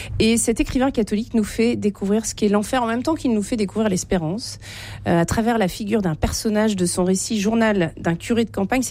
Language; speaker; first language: French; native; French